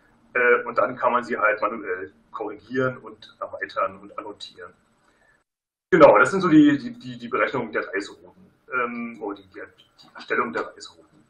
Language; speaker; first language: German; native; German